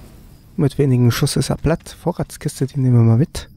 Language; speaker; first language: German; native; German